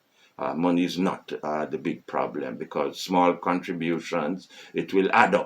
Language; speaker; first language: English; non-native, fluent; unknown